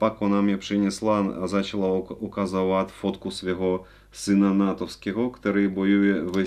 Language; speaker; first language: Czech; non-native, learner; Russian